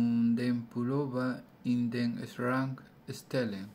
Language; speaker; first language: German; non-native, learner; Spanish